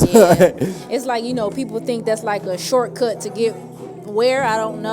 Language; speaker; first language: English; native; English